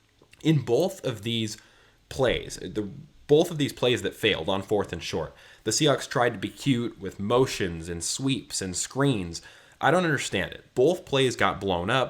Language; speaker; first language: English; native; English